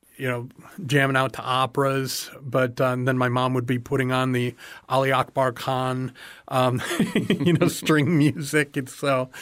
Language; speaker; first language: English; native; English